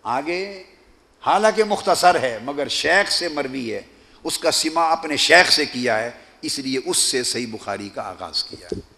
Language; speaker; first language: Urdu; native; Urdu